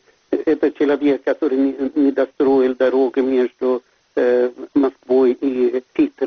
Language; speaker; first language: Russian; non-native, fluent; Swedish